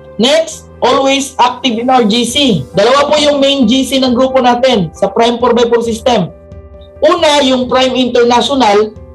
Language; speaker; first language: Filipino; non-native, local second language; Cebuano